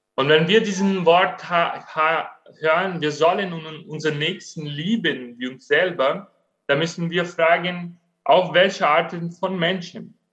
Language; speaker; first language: German; non-native, fluent; Portuguese